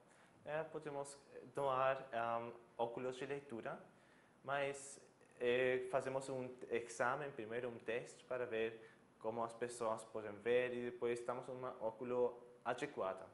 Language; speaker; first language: Portuguese; non-native, fluent; German